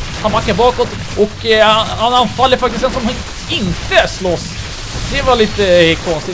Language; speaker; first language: Swedish; native; Swedish